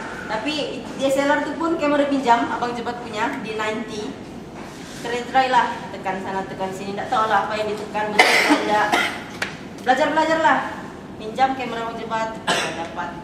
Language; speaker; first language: Malay; native; Malay